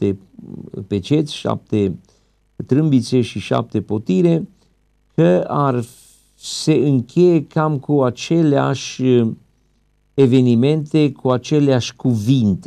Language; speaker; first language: Romanian; native; Romanian